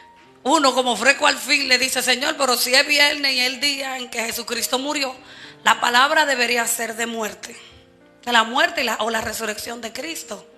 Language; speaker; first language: Spanish; native; Spanish